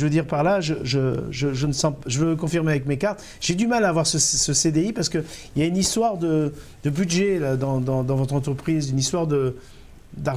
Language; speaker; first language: French; native; French